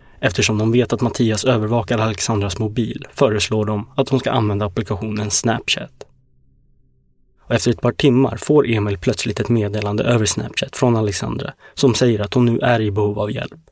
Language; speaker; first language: Swedish; native; Swedish